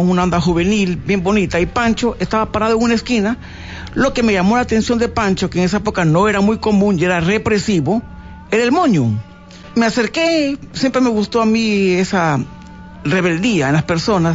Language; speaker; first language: Spanish; native; Spanish